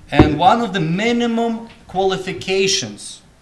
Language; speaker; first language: English; non-native, fluent; Russian